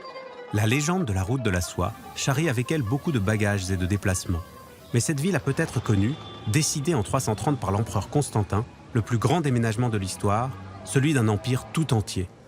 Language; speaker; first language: French; native; French